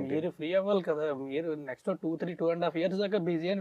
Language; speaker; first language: Telugu; native; Telugu